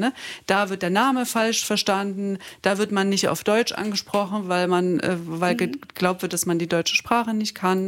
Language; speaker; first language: German; native; German